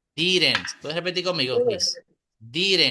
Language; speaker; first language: English; non-native, fluent; Spanish